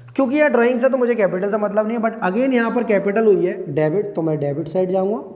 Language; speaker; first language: Hindi; native; Hindi